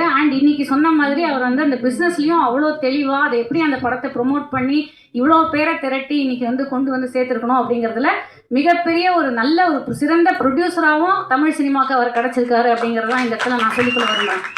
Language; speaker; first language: Tamil; native; Tamil